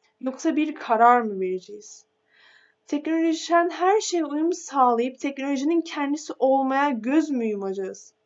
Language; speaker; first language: Turkish; native; Turkish